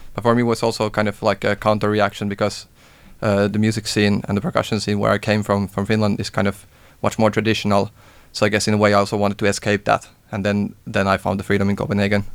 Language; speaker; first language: English; non-native, fluent; Finnish